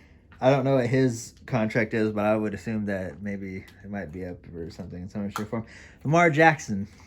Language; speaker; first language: English; native; English